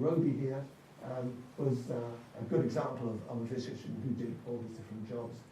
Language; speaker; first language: English; native; English